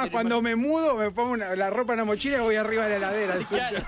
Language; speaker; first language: Spanish; native; Spanish